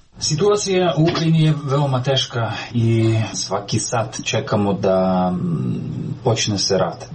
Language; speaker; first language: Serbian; non-native, fluent; Ukrainian